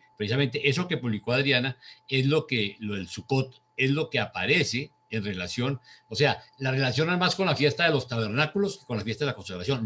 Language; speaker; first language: Spanish; native; Spanish